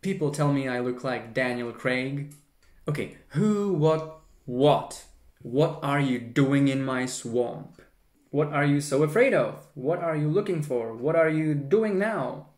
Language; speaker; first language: English; non-native, fluent; Czech